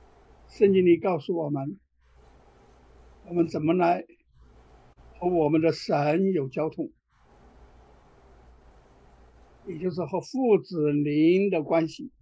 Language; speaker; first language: Chinese; native; Chinese